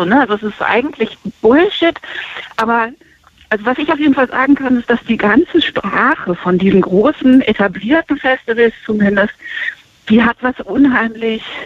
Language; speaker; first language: German; native; German